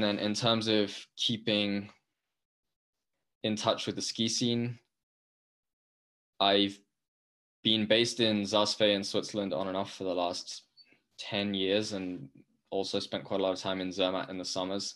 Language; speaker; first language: English; native; English